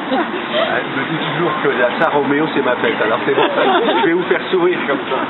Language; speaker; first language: French; non-native, fluent; English